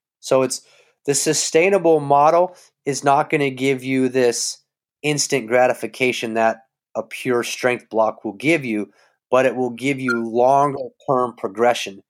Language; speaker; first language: English; native; English